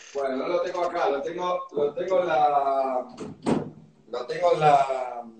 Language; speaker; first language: Spanish; native; Spanish